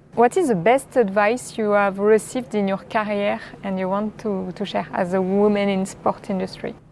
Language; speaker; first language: English; non-native, learner; French